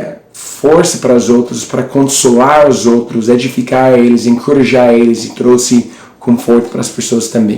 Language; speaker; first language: Portuguese; non-native, learner; English